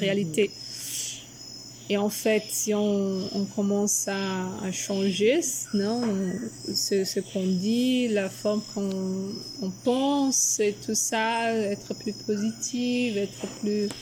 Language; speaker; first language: French; non-native, fluent; Portuguese